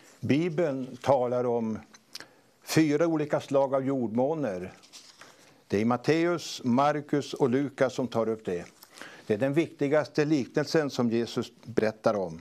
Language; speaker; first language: Swedish; native; Swedish